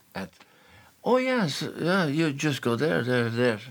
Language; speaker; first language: English; non-native, fluent; Dutch